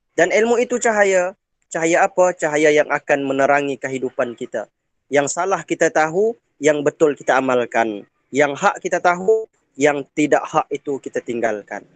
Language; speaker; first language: Malay; non-native, local second language; Iban